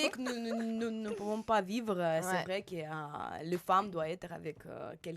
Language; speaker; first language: French; non-native, learner; Russian